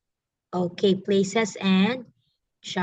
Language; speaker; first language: English; non-native, fluent; Filipino